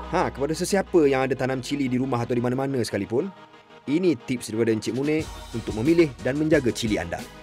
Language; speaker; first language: Malay; native; Malay